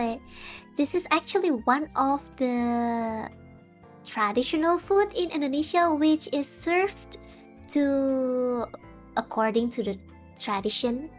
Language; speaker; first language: English; non-native, fluent; Indonesian